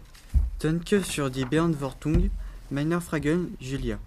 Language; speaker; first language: German; non-native, learner; French